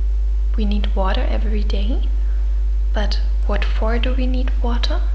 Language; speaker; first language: English; non-native, fluent; German